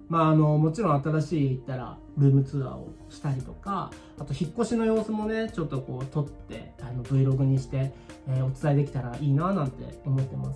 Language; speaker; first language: Japanese; native; Japanese